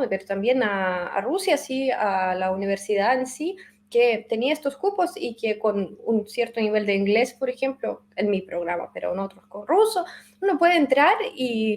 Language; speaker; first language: Spanish; non-native, fluent; Russian